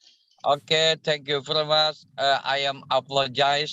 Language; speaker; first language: English; non-native, learner; Indonesian